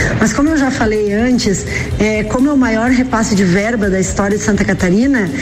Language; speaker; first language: Portuguese; native; Portuguese